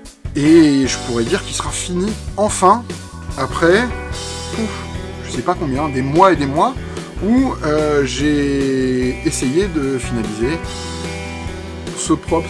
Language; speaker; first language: French; native; French